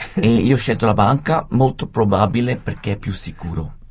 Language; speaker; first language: Italian; non-native, fluent; Swiss German